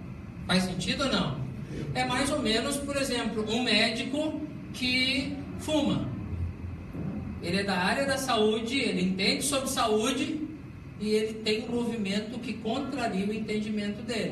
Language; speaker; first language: Portuguese; native; Portuguese